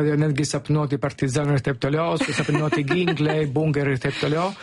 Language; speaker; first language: Lithuanian; non-native, fluent; Italian